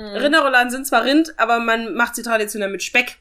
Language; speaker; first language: German; native; German